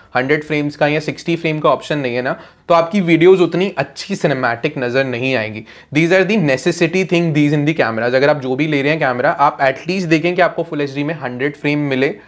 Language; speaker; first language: Hindi; native; Hindi